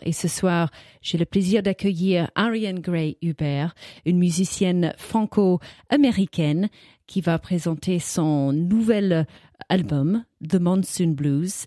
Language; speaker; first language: French; native; French